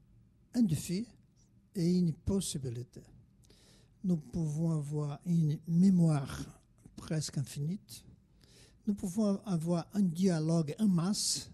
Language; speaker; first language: French; non-native, fluent; Portuguese